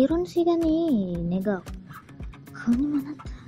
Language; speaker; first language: Korean; non-native, learner; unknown